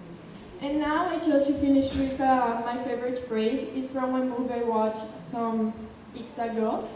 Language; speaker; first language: English; non-native, learner; Portuguese